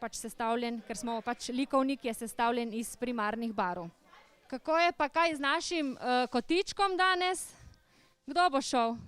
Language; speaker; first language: Slovenian; native; Slovenian